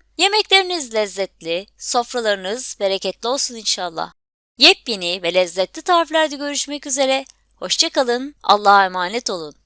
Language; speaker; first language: Turkish; native; Turkish